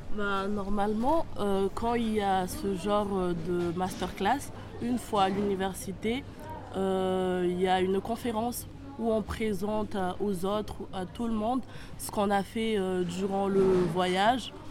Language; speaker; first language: French; non-native, local second language; Comorian